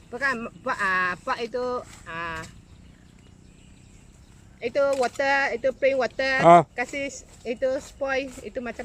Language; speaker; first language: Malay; non-native, local second language; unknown